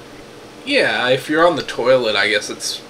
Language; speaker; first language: English; native; English